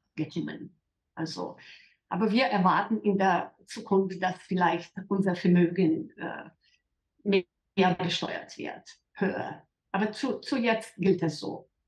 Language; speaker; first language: German; non-native, fluent; Slovenian